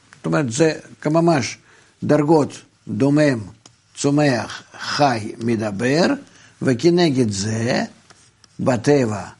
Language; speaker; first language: Hebrew; non-native, fluent; Russian